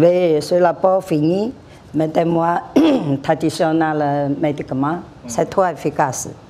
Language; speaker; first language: French; non-native, learner; Chinese